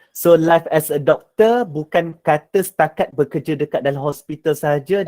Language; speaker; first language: Malay; native; Malay